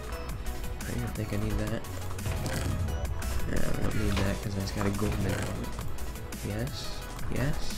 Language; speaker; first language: English; native; English